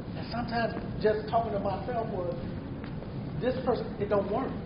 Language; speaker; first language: English; native; English